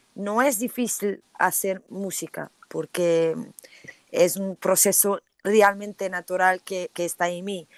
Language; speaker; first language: Spanish; non-native, learner; Portuguese